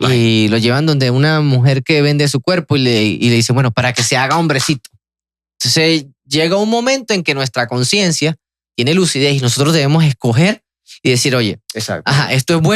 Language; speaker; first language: Spanish; native; Spanish